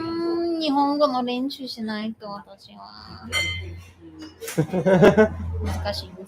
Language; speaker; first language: Japanese; non-native, fluent; Chinese